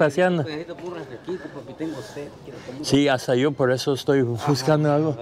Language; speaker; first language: Spanish; non-native, learner; English